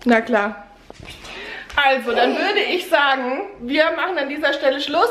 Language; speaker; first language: German; native; German